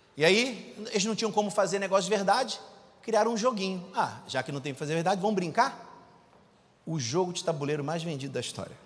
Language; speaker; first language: Portuguese; native; Portuguese